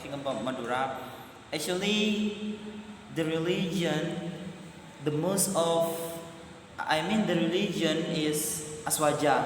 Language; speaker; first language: English; non-native, learner; Madurese